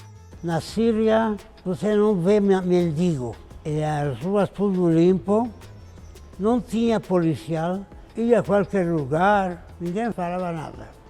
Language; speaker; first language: Portuguese; non-native, fluent; Arabic